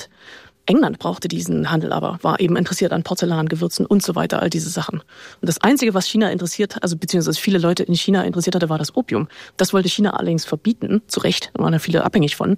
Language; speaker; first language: German; native; German